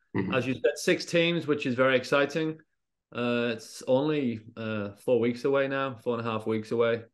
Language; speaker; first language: English; native; English